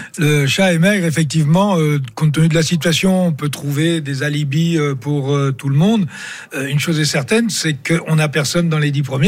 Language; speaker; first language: French; native; French